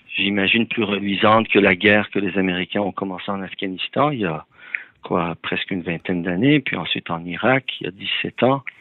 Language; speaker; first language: French; early bilingual, other home language; Persian